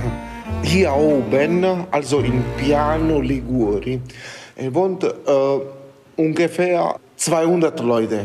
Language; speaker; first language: German; non-native, learner; Italian